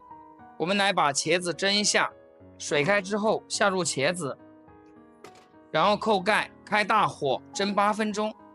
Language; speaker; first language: Chinese; native; Chinese